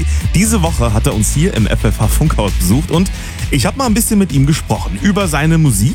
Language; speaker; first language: German; native; German